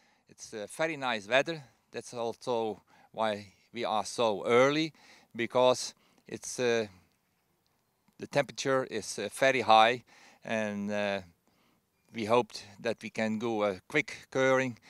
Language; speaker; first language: English; non-native, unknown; Dutch